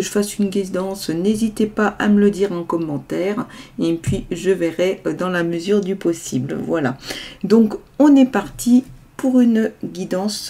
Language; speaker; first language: French; native; French